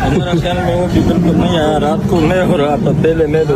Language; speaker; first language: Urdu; non-native, local second language; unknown